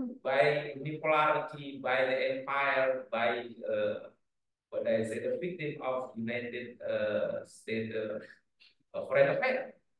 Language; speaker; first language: English; non-native, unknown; Indonesian